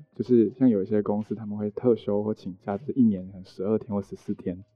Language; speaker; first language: Chinese; native; Chinese